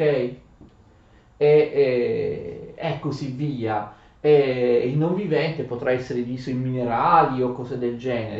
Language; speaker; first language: Italian; native; Italian